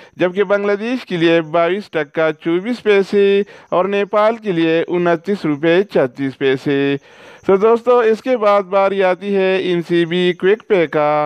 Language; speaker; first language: Urdu; non-native, local second language; Pashto